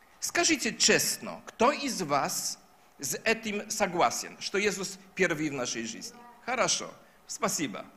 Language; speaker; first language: Russian; non-native, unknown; Polish